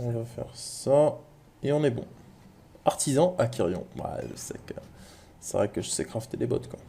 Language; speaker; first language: French; native; French